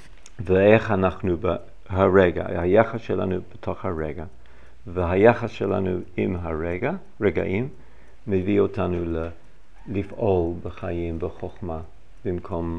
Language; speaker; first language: Hebrew; non-native, fluent; English